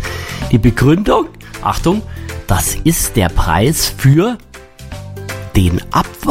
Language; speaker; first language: German; native; German